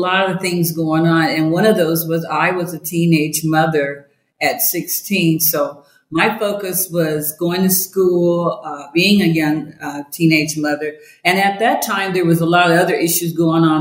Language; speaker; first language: English; native; English